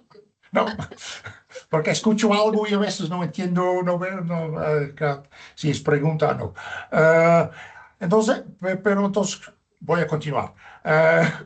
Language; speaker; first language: Spanish; non-native, fluent; Dutch